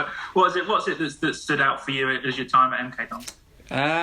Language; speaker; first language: English; native; English